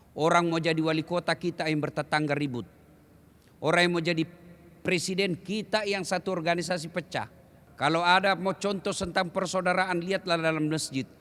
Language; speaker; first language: Indonesian; native; Indonesian